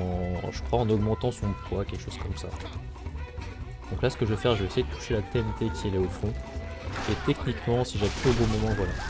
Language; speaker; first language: French; native; French